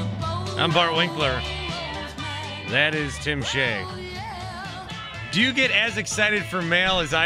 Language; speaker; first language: English; native; English